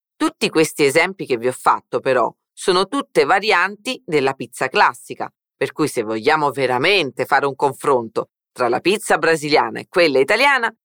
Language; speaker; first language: Italian; native; Italian